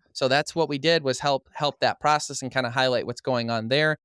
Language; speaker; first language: English; native; English